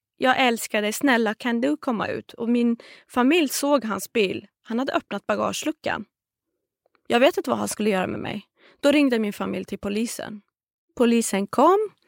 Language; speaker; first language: Swedish; non-native, fluent; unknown